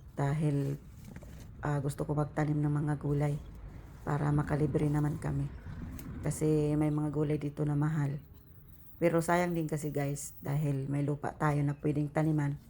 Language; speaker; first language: Filipino; non-native, local second language; Cebuano